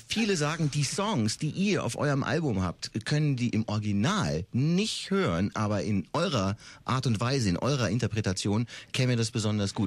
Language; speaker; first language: German; native; German